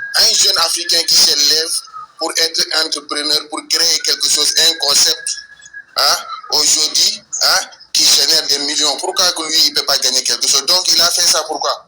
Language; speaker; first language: French; non-native, local second language; Wolof